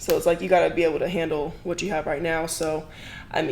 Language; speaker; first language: English; native; English